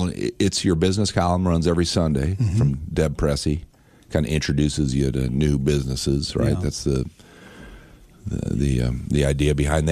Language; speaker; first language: English; native; English